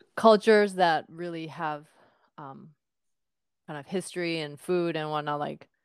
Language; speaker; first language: English; non-native, fluent; Japanese